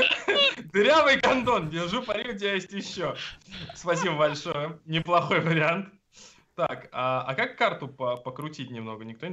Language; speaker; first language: Russian; native; Russian